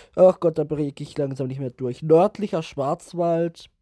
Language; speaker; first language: German; native; German